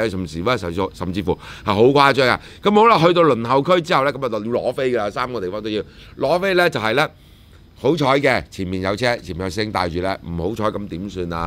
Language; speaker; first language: Cantonese; native; Cantonese